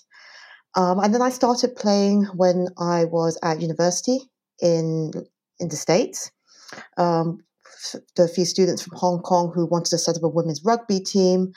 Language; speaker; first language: English; non-native, local second language; Cantonese